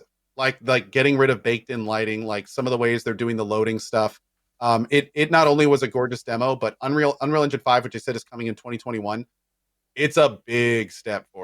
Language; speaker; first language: English; native; English